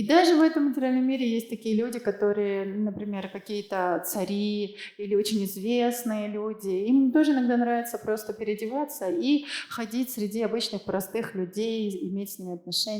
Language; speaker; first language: Russian; native; Russian